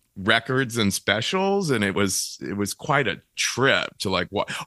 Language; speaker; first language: English; native; English